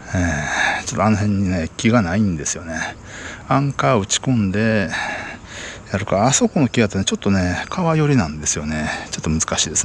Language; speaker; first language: Japanese; native; Japanese